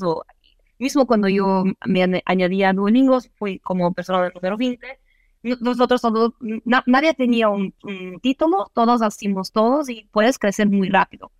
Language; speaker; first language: Spanish; non-native, fluent; Portuguese